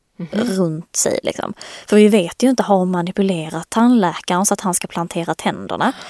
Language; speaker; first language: Swedish; native; Swedish